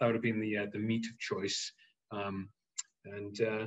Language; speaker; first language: English; native; English